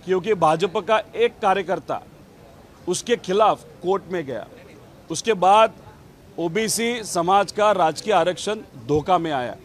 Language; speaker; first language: Hindi; non-native, local second language; Marathi